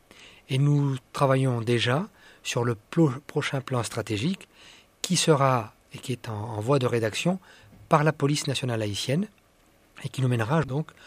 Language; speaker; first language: French; native; French